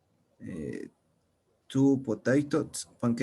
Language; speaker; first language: English; non-native, learner; Spanish